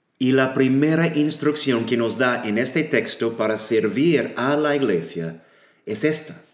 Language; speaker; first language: Spanish; non-native, fluent; English